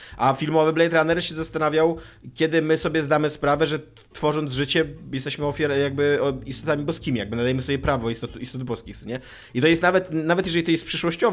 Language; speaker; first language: Polish; native; Polish